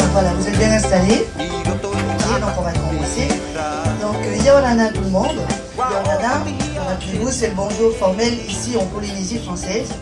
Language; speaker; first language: French; native; French